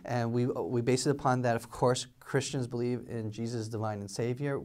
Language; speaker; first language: English; native; English